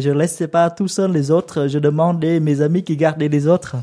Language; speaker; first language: French; non-native, learner; Vietnamese